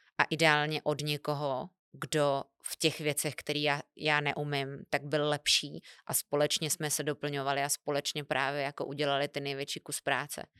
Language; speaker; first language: Czech; native; Czech